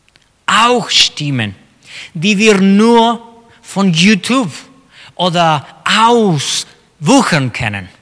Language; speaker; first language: German; non-native, fluent; Spanish